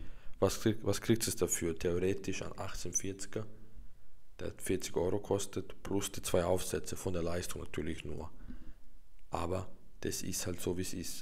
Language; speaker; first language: German; native; German